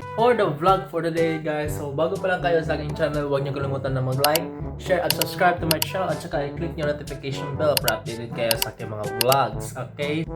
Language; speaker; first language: Filipino; non-native, local second language; Cebuano